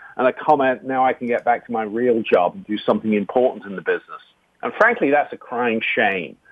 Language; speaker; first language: English; native; English